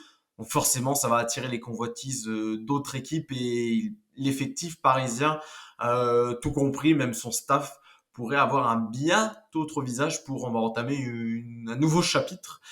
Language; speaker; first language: French; native; French